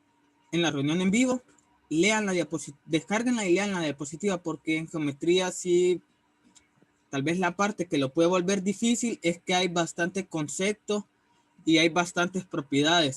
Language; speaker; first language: Spanish; native; Spanish